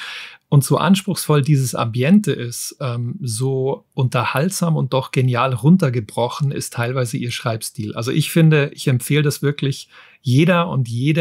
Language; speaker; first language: German; native; German